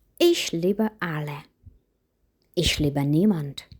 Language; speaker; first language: German; non-native, fluent; Ukrainian